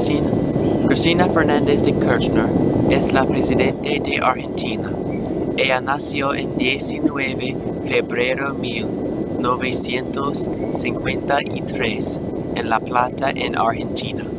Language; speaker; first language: Spanish; non-native, learner; English